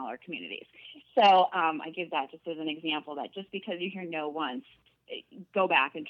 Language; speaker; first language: English; native; English